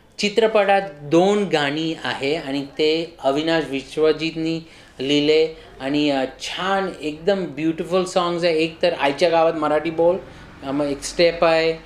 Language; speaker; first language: Marathi; early bilingual, heritage; Marathi